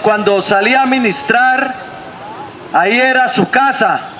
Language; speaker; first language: Spanish; native; Spanish